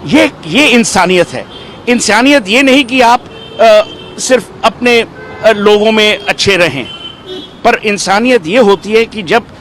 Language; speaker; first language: Hindi; native; Hindi